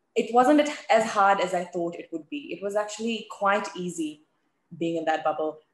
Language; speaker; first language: English; native; English